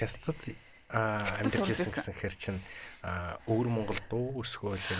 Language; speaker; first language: Mongolian; native; Mongolian